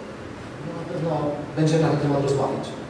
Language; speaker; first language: Polish; native; Polish